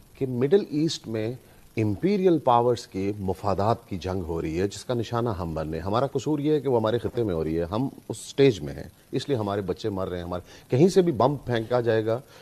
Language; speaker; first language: Urdu; native; Urdu